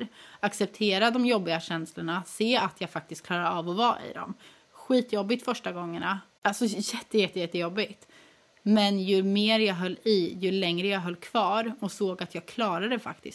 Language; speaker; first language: Swedish; native; Swedish